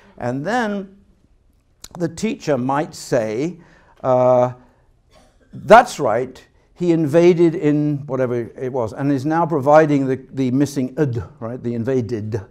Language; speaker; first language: English; native; English